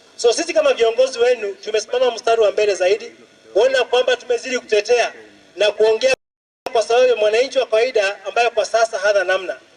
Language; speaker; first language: Swahili; non-native, local second language; Luo (Kenya and Tanzania)